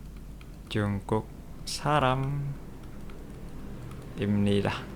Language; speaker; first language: Korean; non-native, fluent; Indonesian